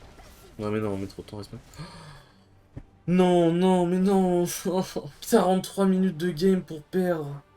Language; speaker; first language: French; native; French